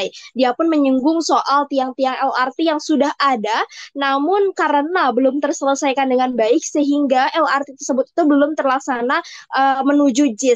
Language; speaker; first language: Indonesian; native; Indonesian